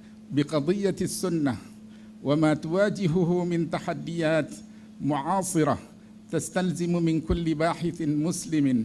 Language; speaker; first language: Arabic; non-native, fluent; Malay